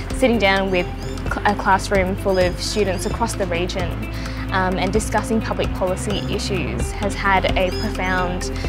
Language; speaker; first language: English; native; English